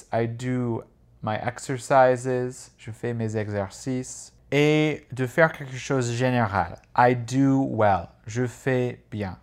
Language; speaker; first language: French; non-native, fluent; English